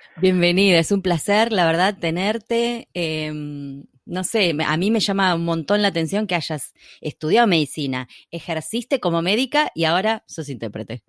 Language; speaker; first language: Spanish; native; Spanish